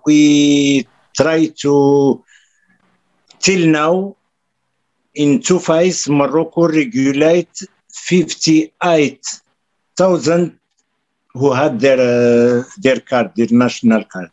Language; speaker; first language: English; non-native, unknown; Arabic